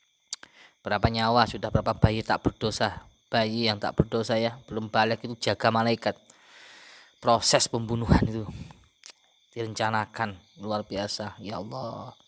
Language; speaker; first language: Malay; non-native, local second language; Javanese